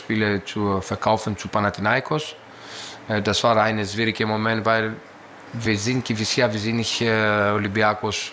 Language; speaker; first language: German; non-native, learner; Greek